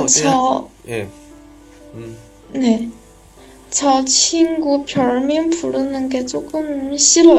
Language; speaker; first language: Korean; non-native, learner; Chinese